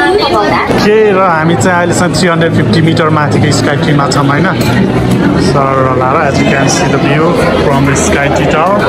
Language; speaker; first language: Nepali; native; Nepali